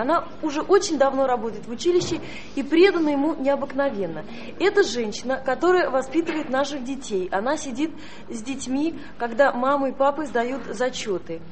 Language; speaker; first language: Russian; native; Russian